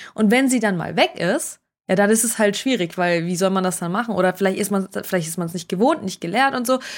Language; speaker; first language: German; early bilingual, other home language; Russian